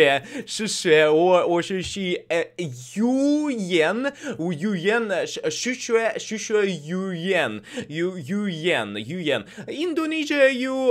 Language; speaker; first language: Chinese; non-native, learner; Russian